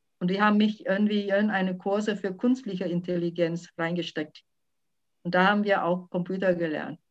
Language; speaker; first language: German; non-native, fluent; Vietnamese